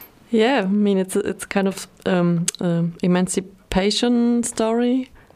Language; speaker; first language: English; non-native, fluent; German